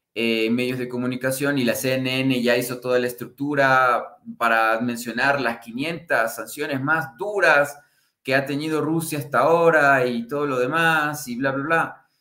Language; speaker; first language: Spanish; native; Spanish